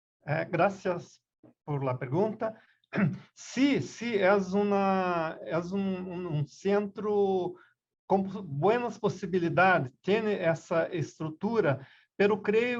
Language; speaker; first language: Spanish; non-native, learner; Portuguese